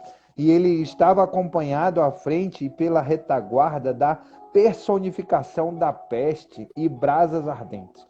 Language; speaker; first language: Portuguese; native; Portuguese